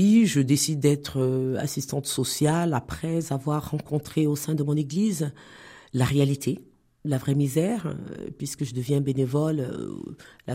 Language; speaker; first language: French; native; French